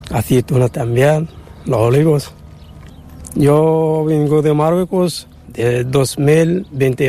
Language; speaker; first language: Spanish; non-native, learner; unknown